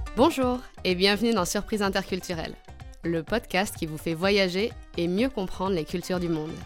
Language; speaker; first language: French; native; French